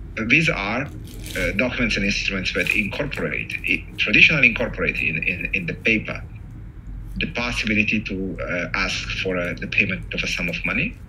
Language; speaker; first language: English; non-native, fluent; Italian